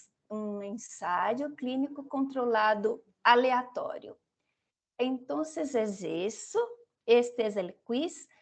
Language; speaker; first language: Spanish; non-native, fluent; Portuguese